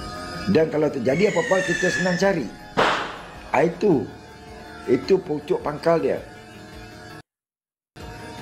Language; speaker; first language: Malay; native; Malay